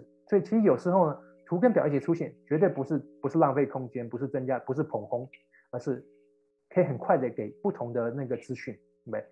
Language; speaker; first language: Chinese; native; Chinese